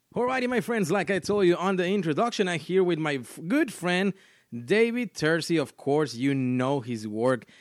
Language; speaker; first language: English; non-native, fluent; Spanish